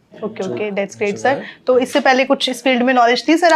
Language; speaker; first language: Hindi; native; Hindi